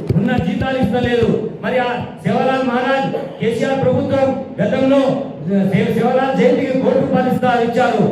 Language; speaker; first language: Telugu; non-native, local second language; Lambadi